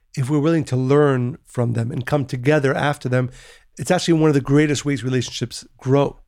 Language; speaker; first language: English; early bilingual, other home language; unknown